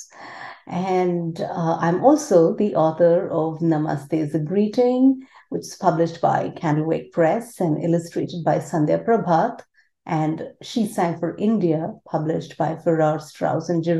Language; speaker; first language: English; non-native, local second language; Tamil